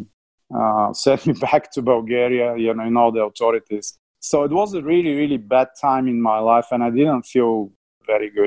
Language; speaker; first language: English; non-native, fluent; Bulgarian